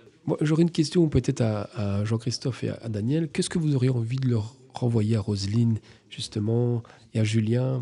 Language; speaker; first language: French; native; French